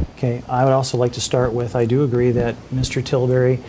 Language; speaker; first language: English; native; English